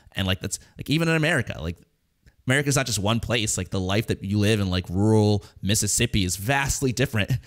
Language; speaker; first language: English; native; English